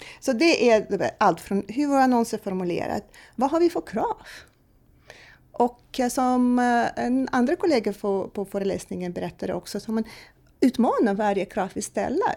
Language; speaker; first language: Swedish; non-native, fluent; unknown